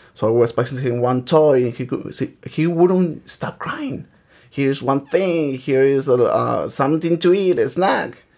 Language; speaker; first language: English; early bilingual, other home language; Spanish